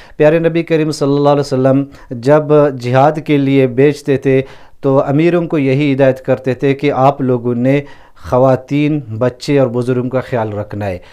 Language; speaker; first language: Urdu; non-native, local second language; Baluchi